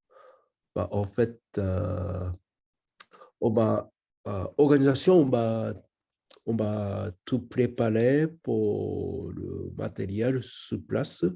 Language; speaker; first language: French; non-native, learner; Japanese